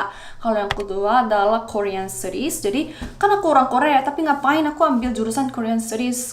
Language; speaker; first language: Indonesian; non-native, fluent; Korean